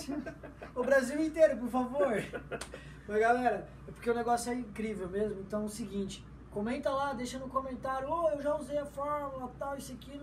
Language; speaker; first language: Portuguese; native; Portuguese